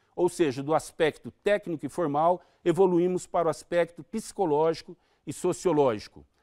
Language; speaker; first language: Portuguese; native; Portuguese